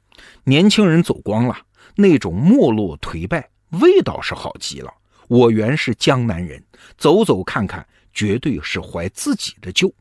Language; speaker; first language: Chinese; native; Chinese